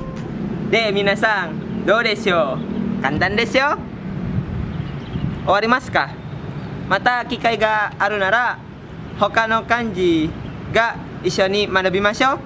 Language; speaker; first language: Japanese; non-native, learner; Indonesian